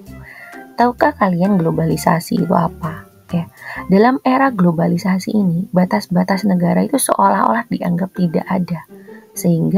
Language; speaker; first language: Indonesian; native; Indonesian